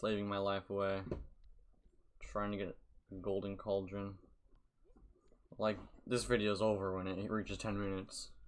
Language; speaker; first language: English; native; English